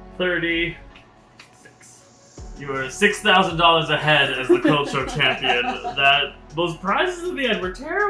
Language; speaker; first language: English; native; English